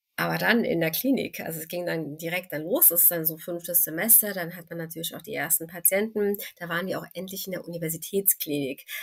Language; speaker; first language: German; early bilingual, other home language; Turkish